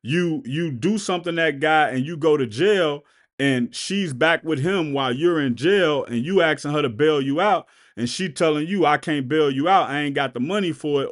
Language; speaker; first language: English; native; English